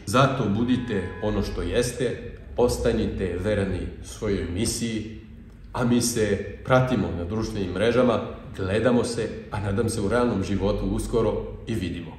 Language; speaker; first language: Bosnian; non-native, fluent; French